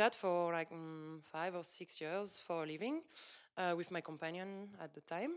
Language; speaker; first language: English; non-native, fluent; French